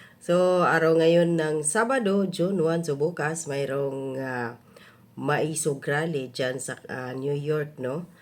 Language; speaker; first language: Filipino; non-native, local second language; Cebuano